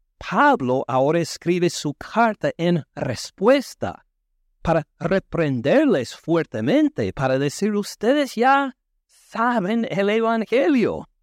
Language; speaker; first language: Spanish; non-native, fluent; English